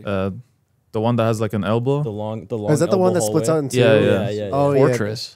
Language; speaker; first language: English; non-native, fluent; Arabic